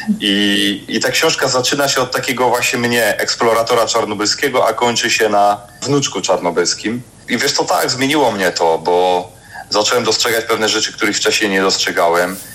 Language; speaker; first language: Polish; native; Polish